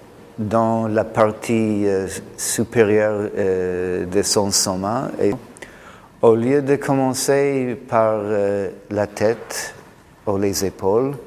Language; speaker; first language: French; non-native, fluent; English